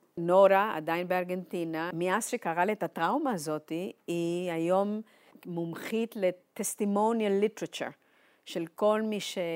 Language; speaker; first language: Hebrew; non-native, fluent; Spanish